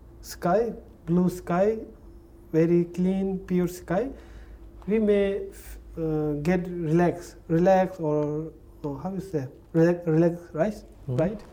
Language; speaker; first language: English; non-native, learner; Tibetan